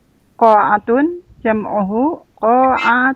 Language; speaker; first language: Arabic; non-native, learner; Indonesian